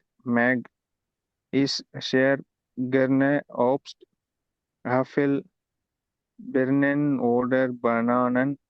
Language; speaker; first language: German; non-native, learner; Tamil